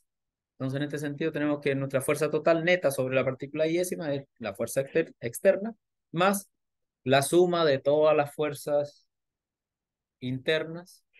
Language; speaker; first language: Spanish; native; Spanish